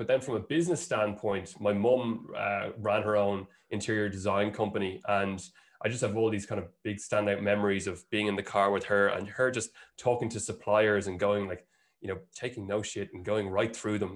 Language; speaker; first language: English; native; English